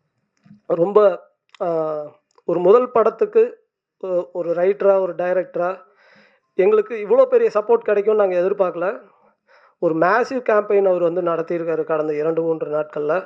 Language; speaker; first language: Tamil; native; Tamil